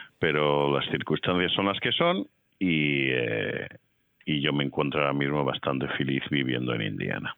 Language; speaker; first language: Spanish; native; Spanish